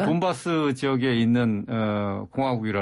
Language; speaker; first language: Korean; native; Korean